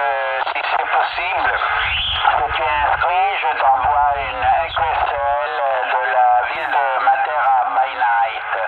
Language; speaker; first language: French; early bilingual, heritage; Italian